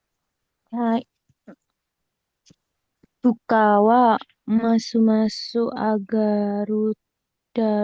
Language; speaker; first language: Japanese; non-native, learner; Indonesian